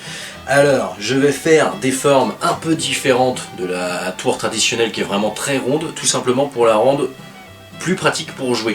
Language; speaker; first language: French; native; French